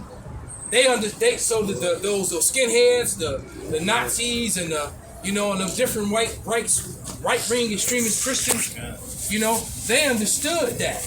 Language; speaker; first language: English; native; English